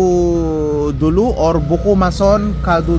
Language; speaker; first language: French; non-native, learner; Filipino